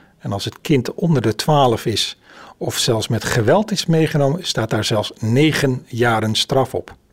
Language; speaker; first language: Dutch; native; Dutch